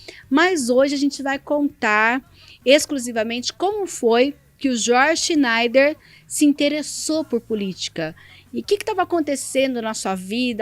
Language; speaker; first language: Portuguese; native; Portuguese